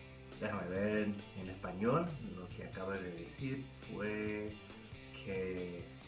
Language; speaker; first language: Spanish; non-native, fluent; English